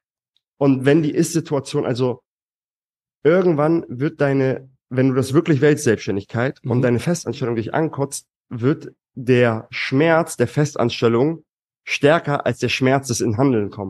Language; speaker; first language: German; native; German